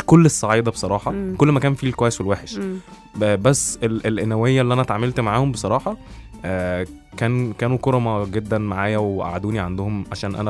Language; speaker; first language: Arabic; native; Arabic